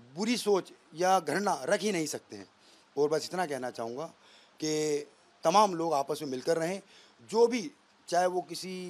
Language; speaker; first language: Hindi; native; Hindi